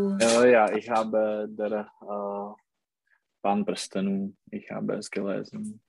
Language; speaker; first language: German; non-native, learner; Czech